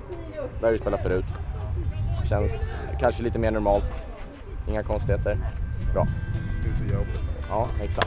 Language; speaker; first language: Swedish; native; Swedish